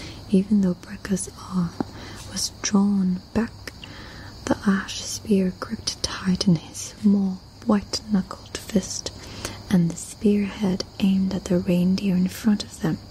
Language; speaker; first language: English; non-native, fluent; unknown